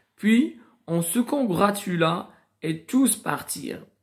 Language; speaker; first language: French; non-native, local second language; Arabic